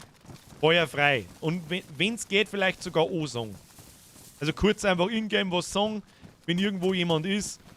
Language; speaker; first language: German; native; German